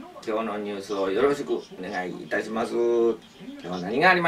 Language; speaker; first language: Japanese; native; Japanese